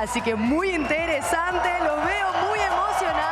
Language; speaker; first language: Spanish; native; Spanish